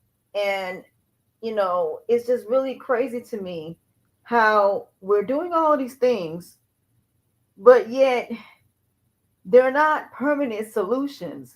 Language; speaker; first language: English; native; English